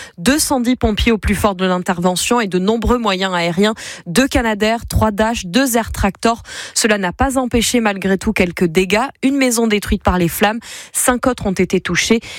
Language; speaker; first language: French; native; French